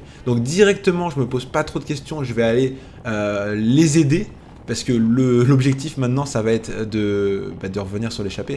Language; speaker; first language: French; native; French